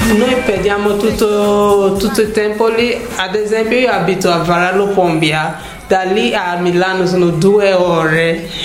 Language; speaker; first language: Italian; non-native, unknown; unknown